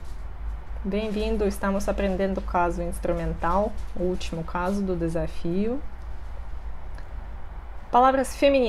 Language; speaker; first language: Portuguese; non-native, fluent; Russian